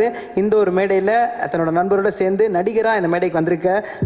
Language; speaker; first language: Tamil; native; Tamil